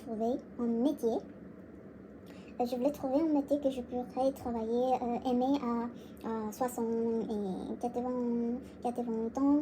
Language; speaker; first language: French; non-native, learner; Korean